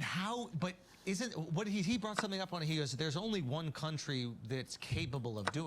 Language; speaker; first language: English; native; English